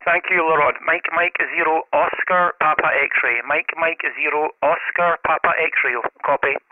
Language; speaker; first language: English; native; English